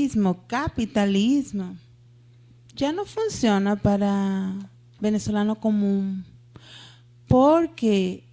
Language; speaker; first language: Portuguese; non-native, fluent; Spanish